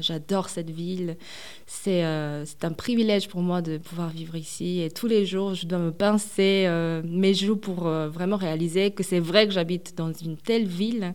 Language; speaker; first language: French; early bilingual, other home language; Korean